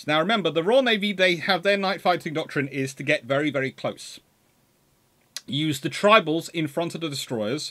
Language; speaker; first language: English; native; English